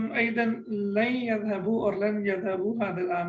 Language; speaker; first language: Arabic; non-native, fluent; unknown